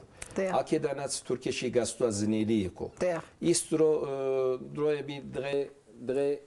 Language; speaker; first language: Georgian; early bilingual, heritage; Turkish